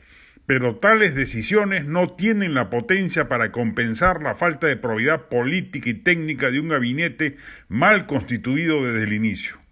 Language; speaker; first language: Spanish; native; Spanish